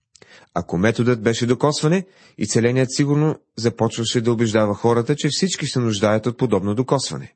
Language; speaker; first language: Bulgarian; native; Bulgarian